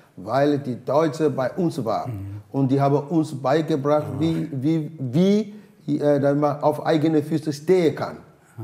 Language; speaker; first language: German; non-native, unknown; Ewe